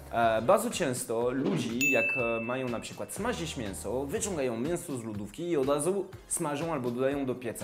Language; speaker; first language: Polish; non-native, fluent; French